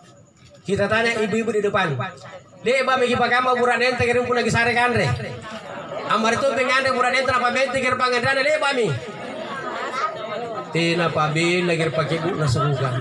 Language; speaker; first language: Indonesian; non-native, local second language; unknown